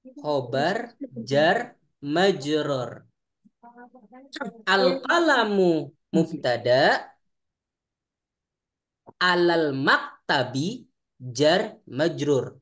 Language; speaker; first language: Arabic; non-native, fluent; Indonesian